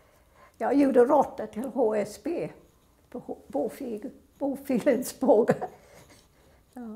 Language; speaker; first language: Swedish; non-native, fluent; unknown